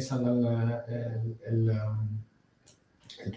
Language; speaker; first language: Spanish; non-native, learner; French